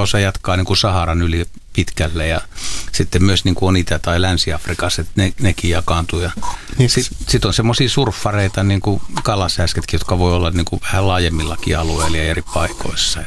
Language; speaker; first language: Finnish; native; Finnish